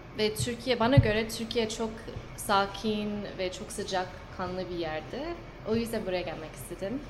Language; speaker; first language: Turkish; early bilingual, heritage; English